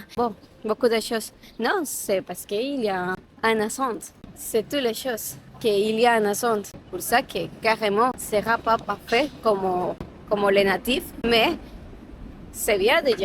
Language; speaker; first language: French; non-native, learner; Spanish